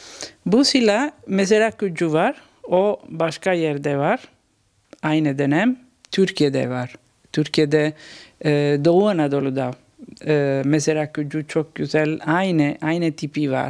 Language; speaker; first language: Turkish; non-native, learner; Italian